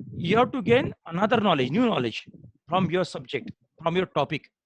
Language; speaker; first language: English; non-native, local second language; Marathi